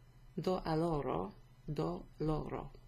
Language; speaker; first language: Italian; non-native, fluent; English